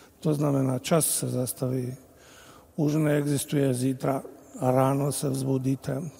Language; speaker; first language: Czech; non-native, fluent; Bosnian